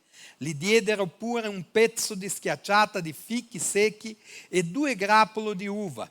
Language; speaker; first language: Italian; non-native, fluent; Portuguese